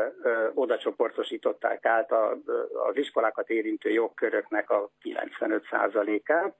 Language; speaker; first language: Hungarian; native; Hungarian